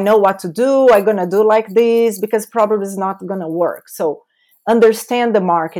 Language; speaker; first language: English; non-native, fluent; Portuguese